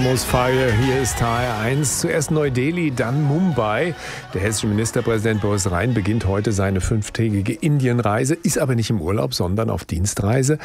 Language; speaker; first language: German; native; German